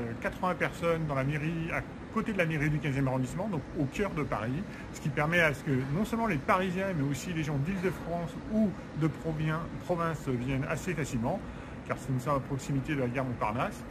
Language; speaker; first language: French; native; French